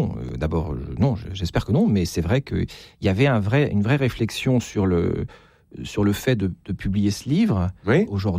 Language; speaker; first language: French; native; French